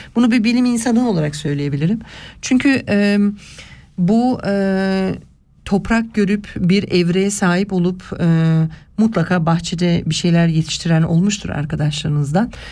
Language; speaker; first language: Turkish; early bilingual, heritage; Turkish